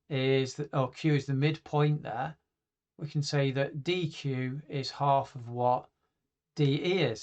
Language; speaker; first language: English; native; English